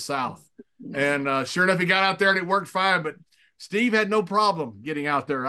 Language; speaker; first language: English; native; English